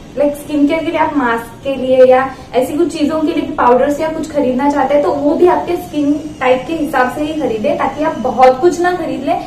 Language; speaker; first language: Hindi; non-native, local second language; Marathi